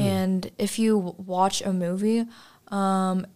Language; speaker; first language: English; non-native, fluent; Russian